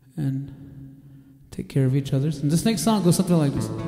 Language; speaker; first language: English; native; English